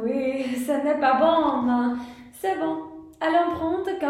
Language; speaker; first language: French; non-native, learner; English